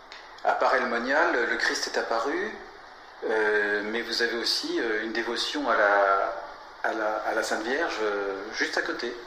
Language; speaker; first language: French; native; French